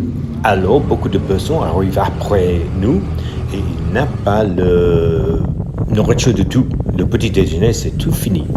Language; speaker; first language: French; non-native, learner; English